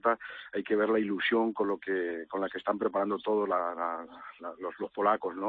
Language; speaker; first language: Spanish; native; Spanish